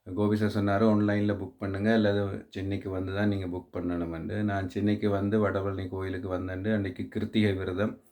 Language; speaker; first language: Tamil; native; Tamil